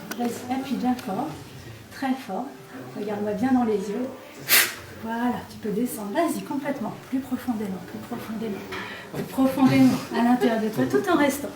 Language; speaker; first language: French; native; French